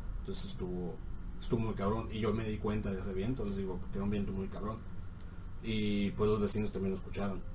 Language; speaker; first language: Spanish; native; Spanish